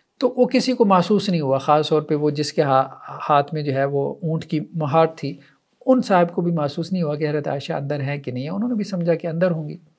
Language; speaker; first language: Urdu; native; Urdu